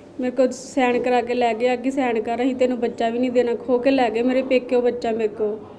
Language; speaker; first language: Punjabi; native; Punjabi